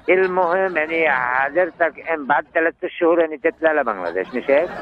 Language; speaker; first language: Arabic; non-native, learner; Bangla